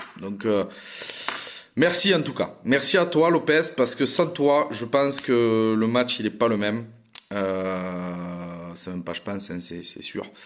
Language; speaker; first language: French; native; French